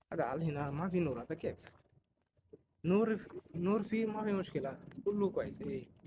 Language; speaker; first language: Arabic; non-native, learner; Bangla